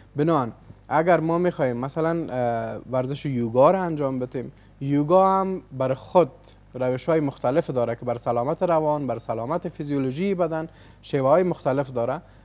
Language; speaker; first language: Persian; native; Persian